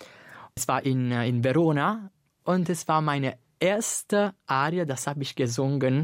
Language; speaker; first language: German; non-native, learner; Italian